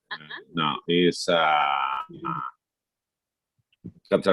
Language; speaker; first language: English; non-native, learner; Spanish